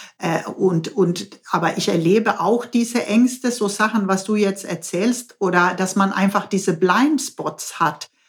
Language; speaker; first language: German; non-native, fluent; Swedish